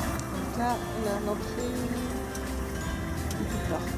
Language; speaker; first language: French; native; French